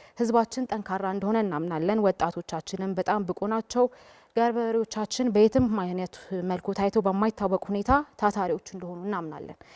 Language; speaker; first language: Amharic; native; Amharic